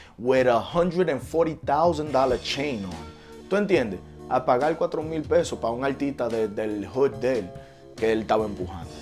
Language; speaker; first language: Spanish; early bilingual, heritage; Spanish